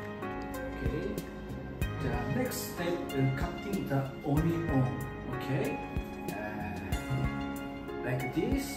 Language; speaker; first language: English; non-native, learner; Japanese